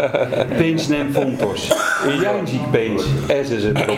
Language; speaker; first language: Hungarian; non-native, learner; Dutch